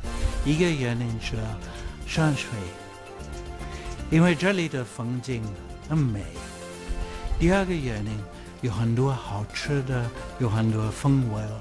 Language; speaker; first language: Chinese; non-native, fluent; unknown